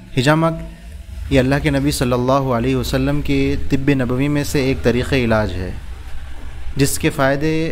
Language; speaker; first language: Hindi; non-native, local second language; Urdu